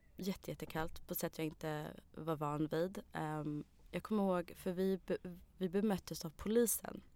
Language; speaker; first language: Swedish; early bilingual, other home language; Arabic